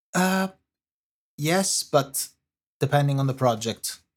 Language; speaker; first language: English; non-native, fluent; Italian